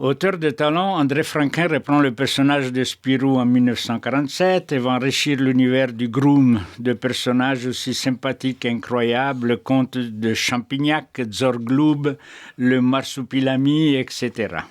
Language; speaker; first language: French; native; French